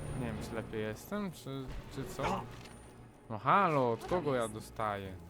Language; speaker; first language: Polish; native; Polish